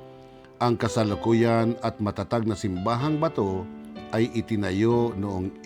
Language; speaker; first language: Filipino; non-native, local second language; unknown